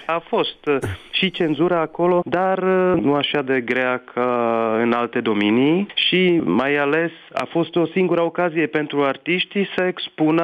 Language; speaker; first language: Romanian; non-native, fluent; Czech